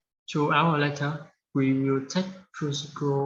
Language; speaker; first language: English; non-native, learner; Vietnamese